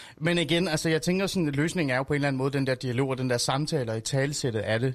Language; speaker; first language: Danish; early bilingual, other home language; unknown